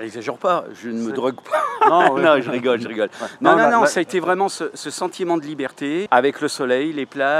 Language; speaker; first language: French; native; French